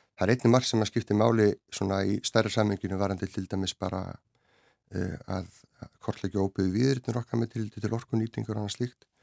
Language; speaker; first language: Icelandic; native; Icelandic